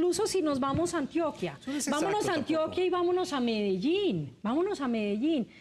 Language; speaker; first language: Spanish; native; Spanish